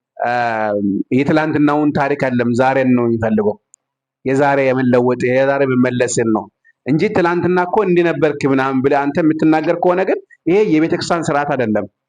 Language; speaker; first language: Amharic; non-native, local second language; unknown